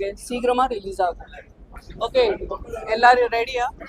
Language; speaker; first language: Tamil; non-native, fluent; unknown